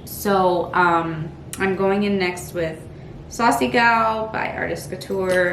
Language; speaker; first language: English; native; English